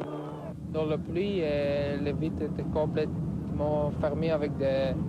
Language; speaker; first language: French; non-native, local second language; Dutch